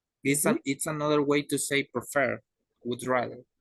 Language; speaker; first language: English; non-native, learner; Spanish